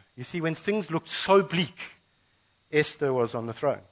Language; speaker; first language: English; native; English